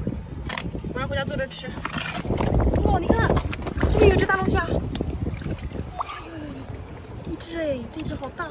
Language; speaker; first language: Chinese; native; Chinese